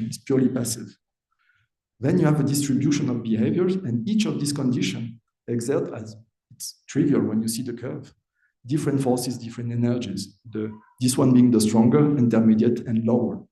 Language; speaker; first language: English; non-native, fluent; French